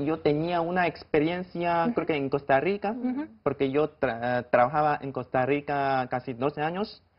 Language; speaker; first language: Spanish; non-native, fluent; Chinese